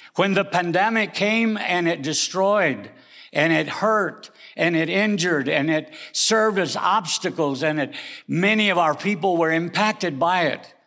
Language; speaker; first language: English; early bilingual, other home language; Spanish